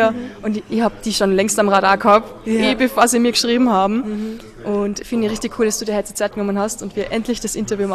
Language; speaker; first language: German; native; German